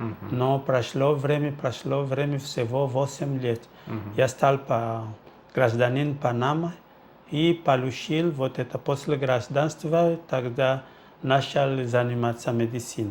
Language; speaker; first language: Russian; non-native, fluent; Portuguese